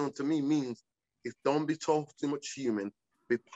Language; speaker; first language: English; early bilingual, other home language; Somali